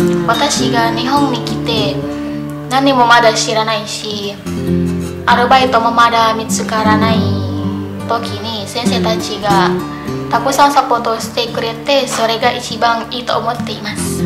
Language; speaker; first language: Japanese; non-native, learner; Indonesian